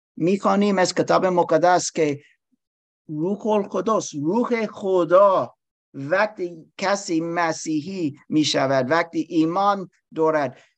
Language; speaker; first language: Persian; non-native, learner; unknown